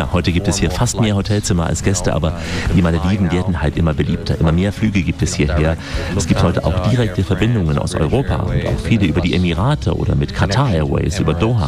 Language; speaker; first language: German; native; German